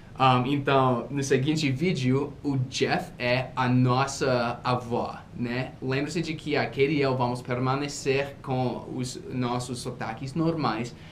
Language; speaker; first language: Portuguese; non-native, fluent; English